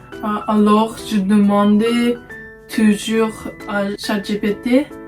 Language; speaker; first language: French; non-native, learner; Japanese